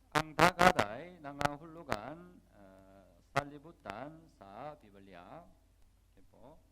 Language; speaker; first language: Filipino; non-native, learner; Korean